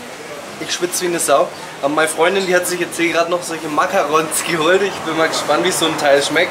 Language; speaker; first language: German; native; German